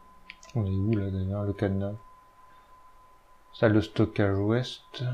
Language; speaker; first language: French; native; French